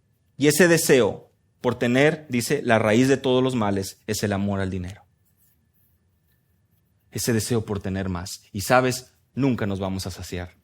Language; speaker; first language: Spanish; native; Spanish